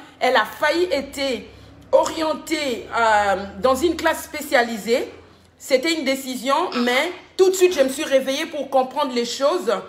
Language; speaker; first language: French; non-native, local second language; Lingala